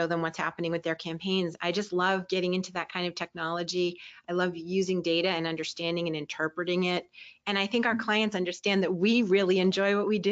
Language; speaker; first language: English; native; English